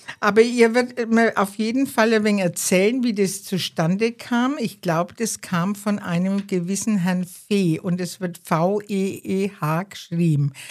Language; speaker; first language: German; native; German